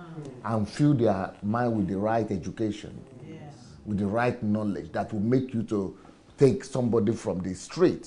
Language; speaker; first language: English; non-native, local second language; Yoruba